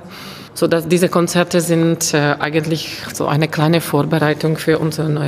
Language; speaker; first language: German; non-native, fluent; Czech